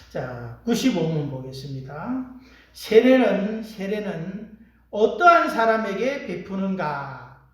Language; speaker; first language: Korean; native; Korean